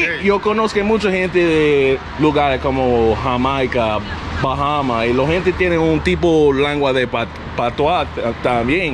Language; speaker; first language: Spanish; non-native, learner; English